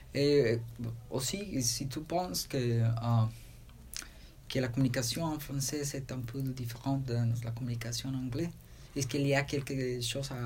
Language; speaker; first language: French; non-native, learner; Spanish